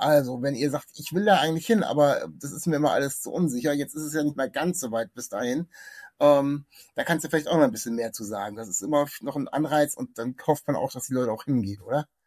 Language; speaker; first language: German; native; German